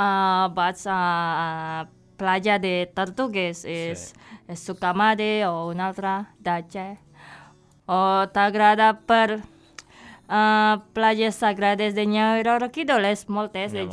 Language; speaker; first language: Catalan; non-native, fluent; Indonesian